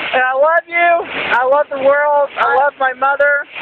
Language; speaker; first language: English; native; English